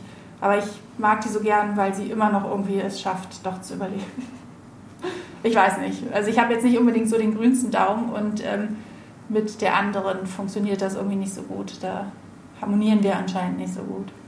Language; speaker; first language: German; native; German